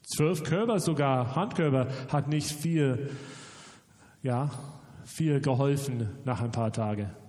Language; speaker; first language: German; non-native, fluent; English